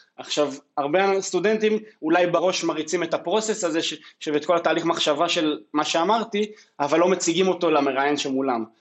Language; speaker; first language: Hebrew; native; Hebrew